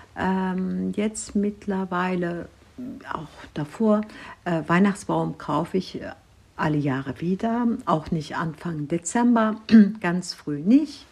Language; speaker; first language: German; non-native, fluent; Turkish